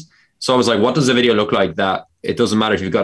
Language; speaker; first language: English; native; English